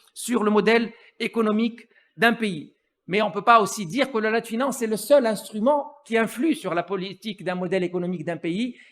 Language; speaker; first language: French; non-native, local second language; Arabic